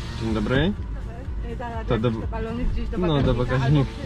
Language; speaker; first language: Polish; non-native, fluent; Ukrainian